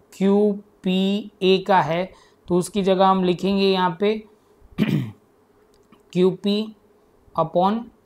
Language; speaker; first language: Hindi; non-native, local second language; Gujarati